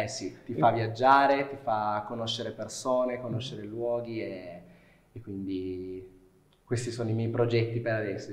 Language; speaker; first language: Italian; native; Italian